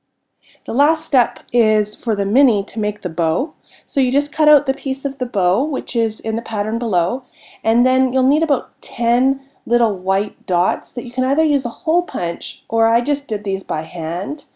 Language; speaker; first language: English; native; English